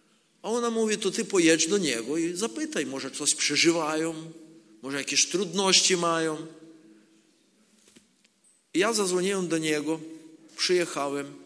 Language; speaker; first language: Polish; non-native, learner; Ukrainian